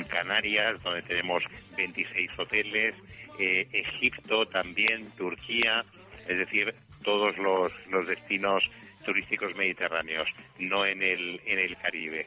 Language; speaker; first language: Spanish; native; Spanish